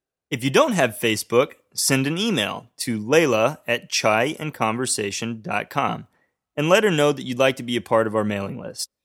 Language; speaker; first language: English; native; English